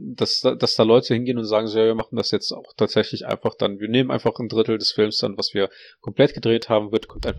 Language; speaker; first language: German; native; German